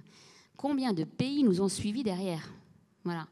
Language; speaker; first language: French; native; French